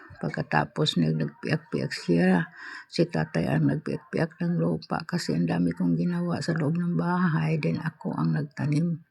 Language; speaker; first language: Filipino; non-native, local second language; Cebuano